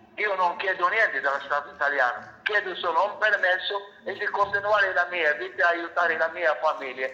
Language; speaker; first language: Italian; non-native, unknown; Arabic